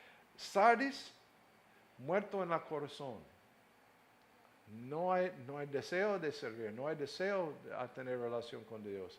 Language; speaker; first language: Spanish; non-native, fluent; English